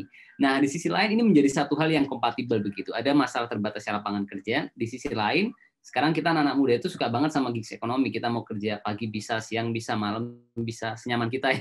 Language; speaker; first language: Indonesian; native; Indonesian